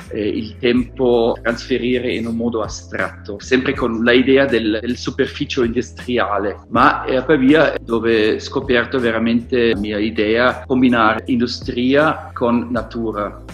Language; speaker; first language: Italian; non-native, learner; German